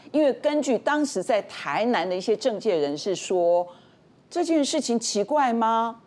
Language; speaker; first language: Chinese; native; Chinese